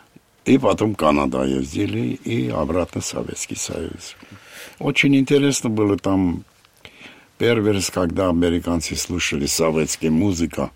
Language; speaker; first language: Russian; non-native, local second language; Armenian